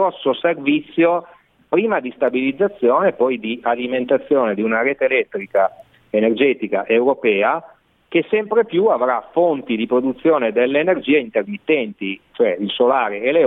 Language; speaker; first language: Italian; native; Italian